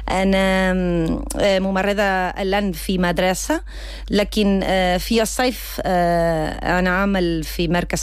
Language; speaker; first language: Arabic; non-native, learner; Spanish